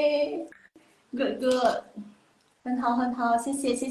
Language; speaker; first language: Chinese; non-native, local second language; Indonesian